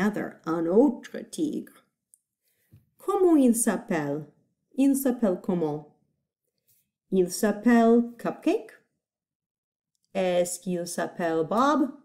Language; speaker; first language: French; non-native, fluent; English